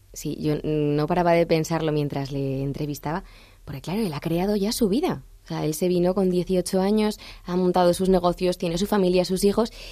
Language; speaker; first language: Spanish; native; Spanish